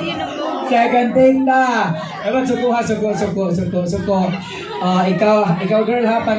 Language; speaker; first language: Filipino; non-native, local second language; Cebuano